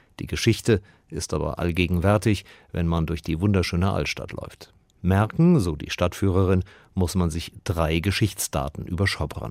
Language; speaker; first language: German; native; German